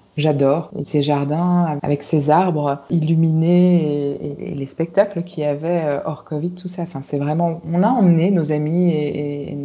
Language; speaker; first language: French; native; French